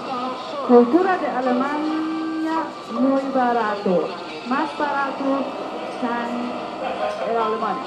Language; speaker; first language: Spanish; non-native, learner; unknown